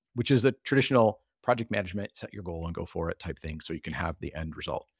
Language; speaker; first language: English; native; English